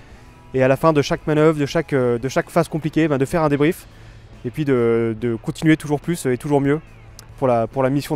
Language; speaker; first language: French; native; French